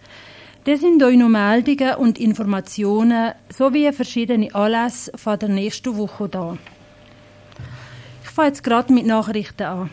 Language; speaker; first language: German; native; German